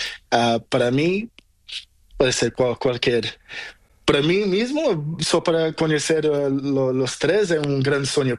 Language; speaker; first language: Spanish; non-native, learner; Portuguese